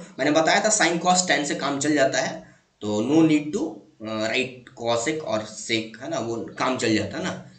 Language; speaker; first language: Hindi; native; Hindi